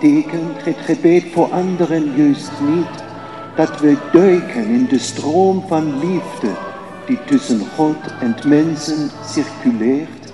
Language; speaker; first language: Dutch; non-native, fluent; German